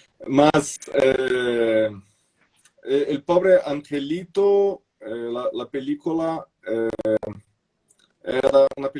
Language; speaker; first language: Spanish; non-native, fluent; Portuguese